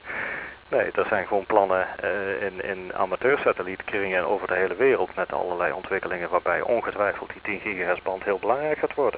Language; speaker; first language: Dutch; native; Dutch